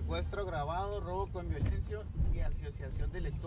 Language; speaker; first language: Spanish; native; Spanish